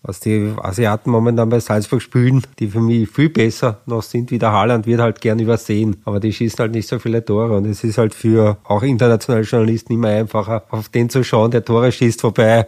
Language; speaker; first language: German; native; German